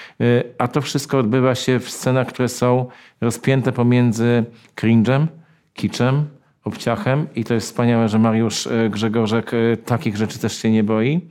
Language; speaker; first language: Polish; native; Polish